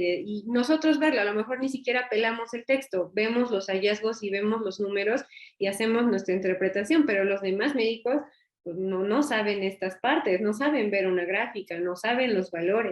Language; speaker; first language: Spanish; native; Spanish